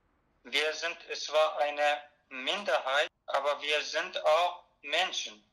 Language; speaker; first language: German; non-native, learner; Kurdish